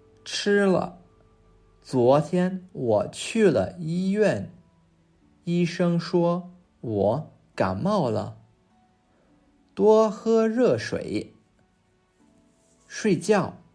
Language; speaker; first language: Chinese; non-native, fluent; English